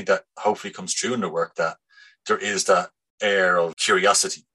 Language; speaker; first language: English; native; English